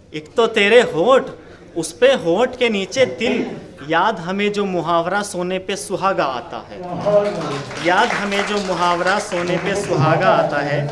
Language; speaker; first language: Hindi; native; Hindi